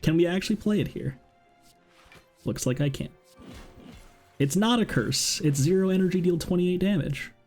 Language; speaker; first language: English; native; English